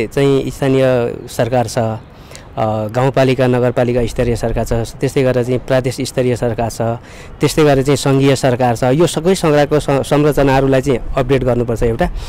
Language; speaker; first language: Nepali; native; Nepali